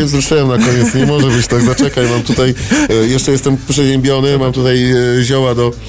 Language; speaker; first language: Polish; native; Polish